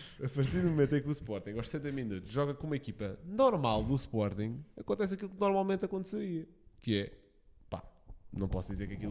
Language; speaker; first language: Portuguese; native; Portuguese